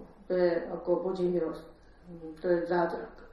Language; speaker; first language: Czech; non-native, learner; Japanese